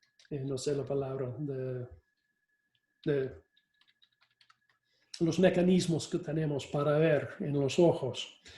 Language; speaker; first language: Spanish; non-native, fluent; English